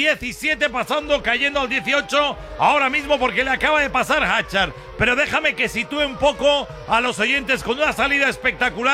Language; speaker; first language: Spanish; native; Spanish